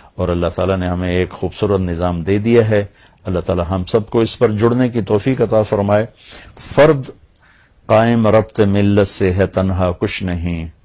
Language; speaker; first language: Urdu; non-native, local second language; Punjabi